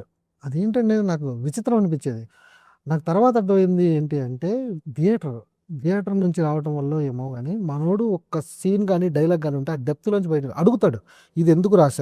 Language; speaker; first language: Telugu; native; Telugu